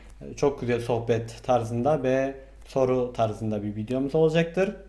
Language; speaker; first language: Turkish; non-native, fluent; Mongolian